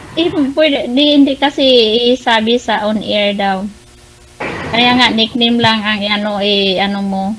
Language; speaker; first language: Filipino; non-native, local second language; Cebuano